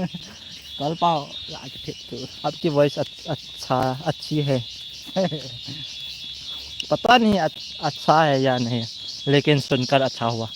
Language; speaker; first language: Hindi; non-native, local second language; Thado Chin